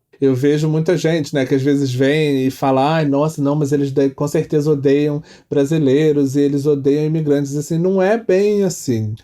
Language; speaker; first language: Portuguese; native; Portuguese